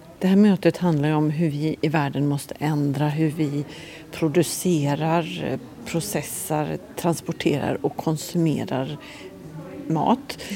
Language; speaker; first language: Swedish; native; Swedish